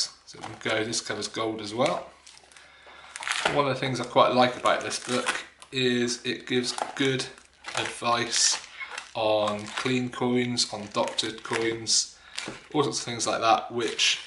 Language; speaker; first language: English; native; English